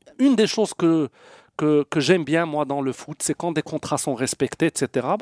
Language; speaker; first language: French; non-native, local second language; Arabic